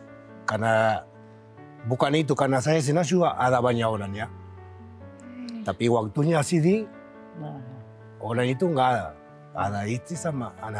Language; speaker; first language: Indonesian; non-native, learner; Spanish